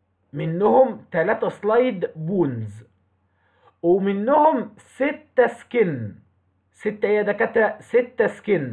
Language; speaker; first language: Arabic; native; Arabic